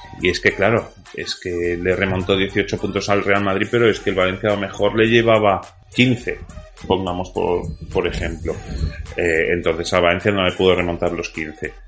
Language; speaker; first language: Spanish; native; Spanish